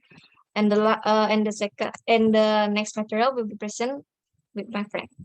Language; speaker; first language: English; non-native, learner; Indonesian